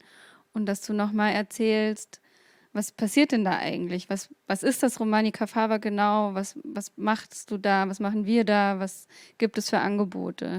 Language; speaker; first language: German; native; German